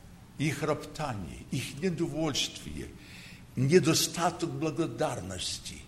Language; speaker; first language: Russian; early bilingual, heritage; Russian